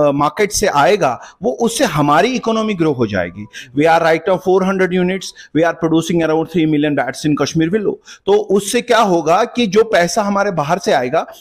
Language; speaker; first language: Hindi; non-native, local second language; Kashmiri